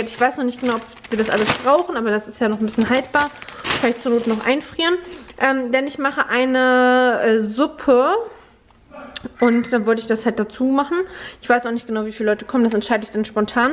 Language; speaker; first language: German; native; German